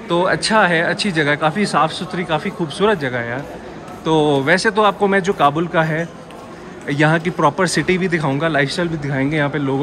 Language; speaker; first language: Hindi; native; Hindi